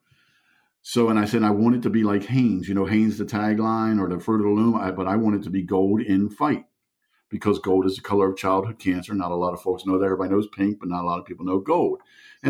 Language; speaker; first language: English; early bilingual, other home language; German